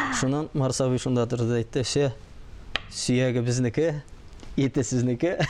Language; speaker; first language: Tatar; early bilingual, heritage; Tatar